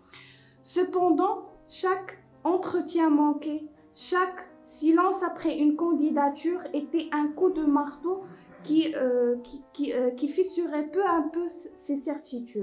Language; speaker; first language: French; non-native, local second language; Arabic